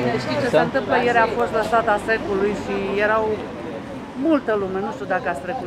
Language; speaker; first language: Romanian; non-native, local second language; Greek